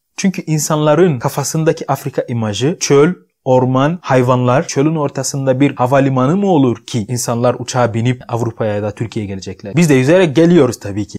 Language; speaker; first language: Turkish; non-native, fluent; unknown